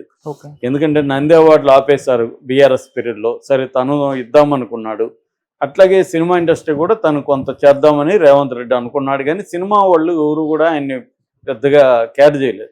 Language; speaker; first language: Telugu; native; Telugu